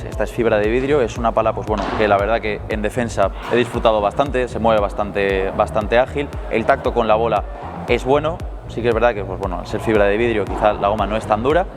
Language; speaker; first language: Spanish; native; Spanish